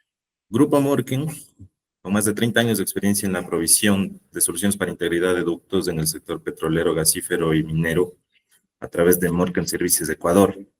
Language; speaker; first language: Spanish; native; Spanish